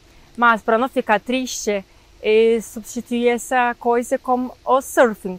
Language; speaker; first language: Portuguese; non-native, fluent; Ukrainian